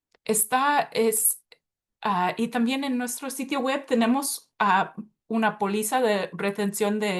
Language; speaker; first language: Spanish; early bilingual, heritage; Spanish